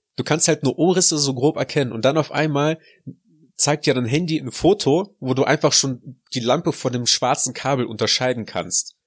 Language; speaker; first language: German; early bilingual, other home language; Russian